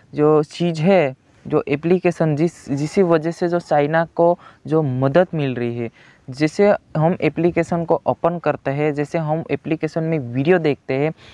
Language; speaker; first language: Hindi; non-native, local second language; Gujarati